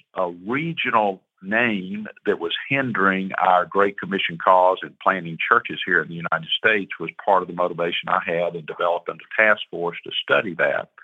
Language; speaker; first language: English; native; English